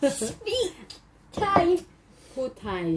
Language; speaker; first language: Thai; native; Thai